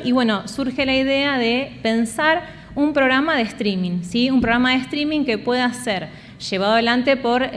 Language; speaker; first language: Spanish; native; Spanish